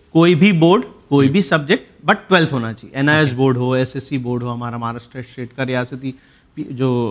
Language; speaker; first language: Hindi; native; Hindi